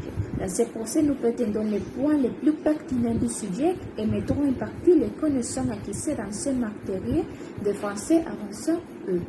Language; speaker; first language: French; non-native, learner; Spanish